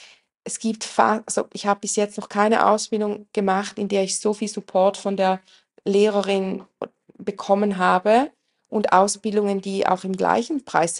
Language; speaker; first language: German; native; German